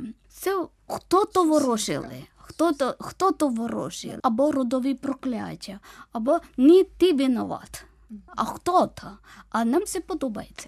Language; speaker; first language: Ukrainian; non-native, learner; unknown